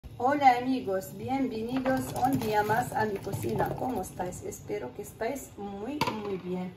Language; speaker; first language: Spanish; non-native, fluent; Arabic